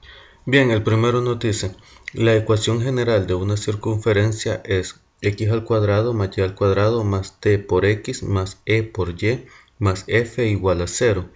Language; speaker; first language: Spanish; native; Spanish